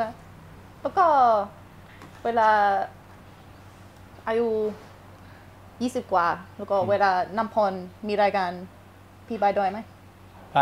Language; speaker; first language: Thai; non-native, learner; English